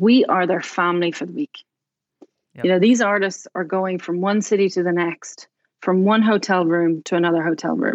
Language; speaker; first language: English; native; English